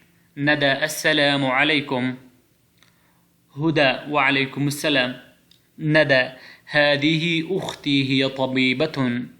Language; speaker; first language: Arabic; non-native, fluent; Pashto